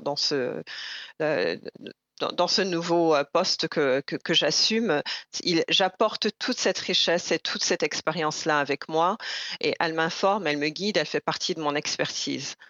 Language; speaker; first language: French; non-native, local second language; Rundi